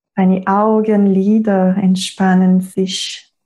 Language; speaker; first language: German; non-native, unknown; French